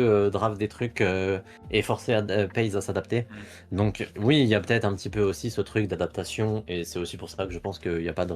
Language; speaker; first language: French; native; French